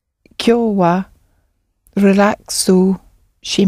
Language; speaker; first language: Japanese; non-native, learner; English